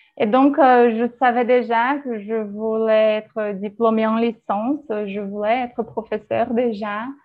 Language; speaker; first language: French; non-native, fluent; Portuguese